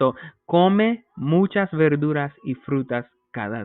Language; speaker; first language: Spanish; non-native, fluent; English